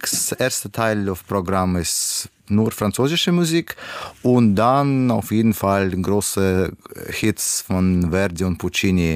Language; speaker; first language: German; non-native, learner; Russian